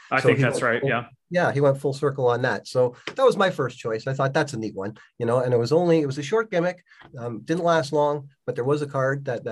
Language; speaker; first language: English; native; English